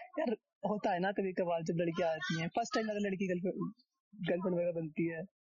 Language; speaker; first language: Hindi; native; Hindi